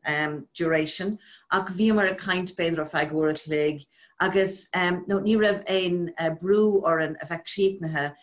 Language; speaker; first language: Irish; non-native, local second language; English